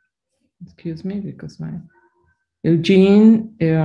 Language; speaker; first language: English; non-native, learner; Spanish